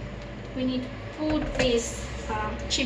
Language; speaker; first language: English; non-native, learner; Russian